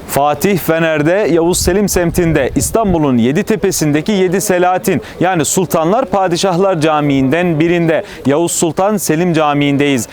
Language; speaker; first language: Turkish; native; Turkish